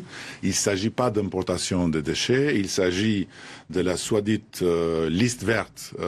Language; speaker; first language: French; non-native, fluent; Albanian